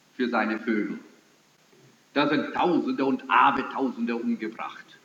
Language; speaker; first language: German; early bilingual, heritage; German